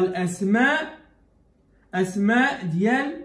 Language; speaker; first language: Arabic; native; Arabic